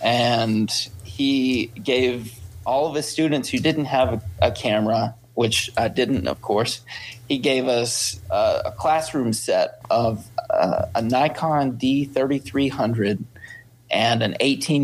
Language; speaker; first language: English; native; English